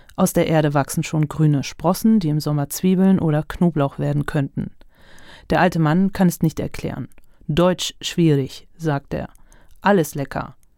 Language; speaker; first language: German; early bilingual, other home language; Turkish